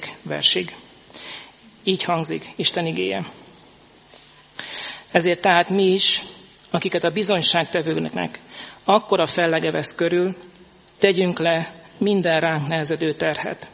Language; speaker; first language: Hungarian; native; Hungarian